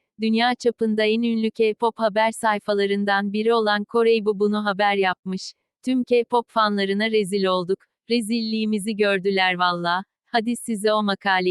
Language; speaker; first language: Turkish; native; Turkish